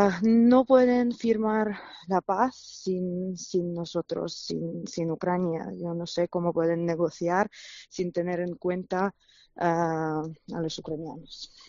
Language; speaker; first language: Spanish; non-native, fluent; Ukrainian